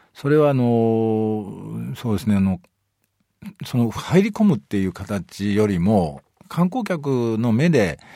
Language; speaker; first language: Japanese; native; Japanese